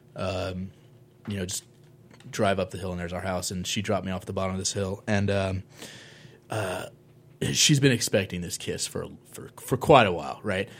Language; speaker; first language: English; native; English